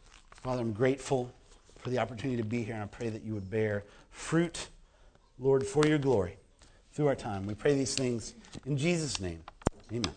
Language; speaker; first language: English; native; English